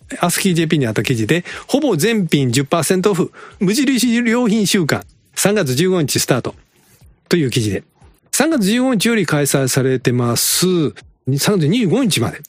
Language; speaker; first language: Japanese; native; Japanese